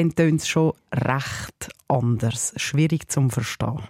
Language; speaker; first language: German; native; German